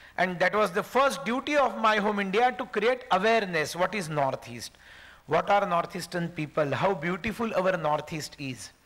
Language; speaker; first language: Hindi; non-native, local second language; Marathi